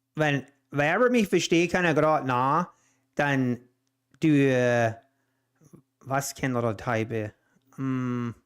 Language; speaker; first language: German; early bilingual, heritage; German